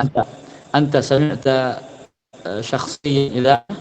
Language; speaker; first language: Arabic; non-native, fluent; Indonesian